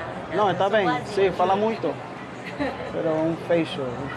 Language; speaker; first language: Portuguese; non-native, learner; English